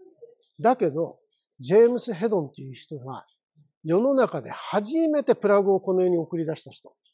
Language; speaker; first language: Japanese; native; Japanese